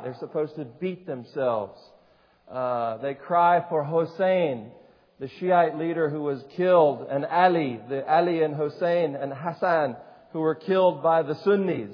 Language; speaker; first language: English; native; English